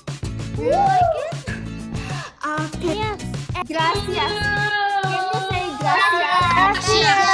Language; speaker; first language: English; non-native, local second language; Indonesian